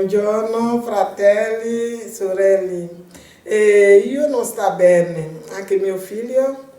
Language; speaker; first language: Italian; non-native, learner; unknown